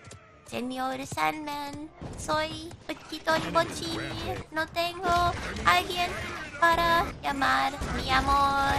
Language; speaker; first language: Spanish; non-native, learner; English